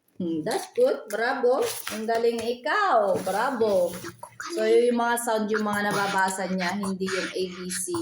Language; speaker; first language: Filipino; native; Filipino